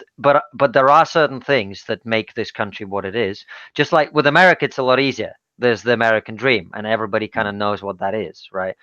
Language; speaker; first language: English; non-native, fluent; Russian